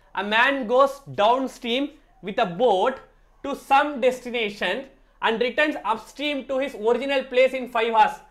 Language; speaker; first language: English; non-native, local second language; Tamil